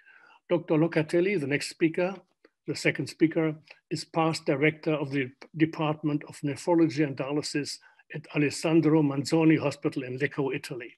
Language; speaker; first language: English; non-native, fluent; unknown